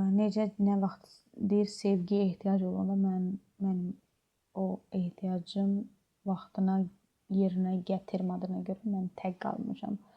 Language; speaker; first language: Azerbaijani; non-native, fluent; Urdu